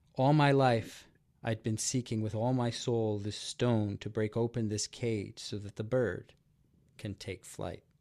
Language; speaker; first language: English; native; English